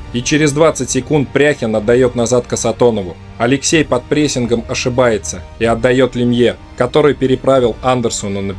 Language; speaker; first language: Russian; native; Russian